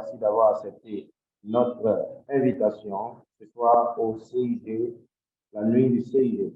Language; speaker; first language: French; non-native, local second language; Yoruba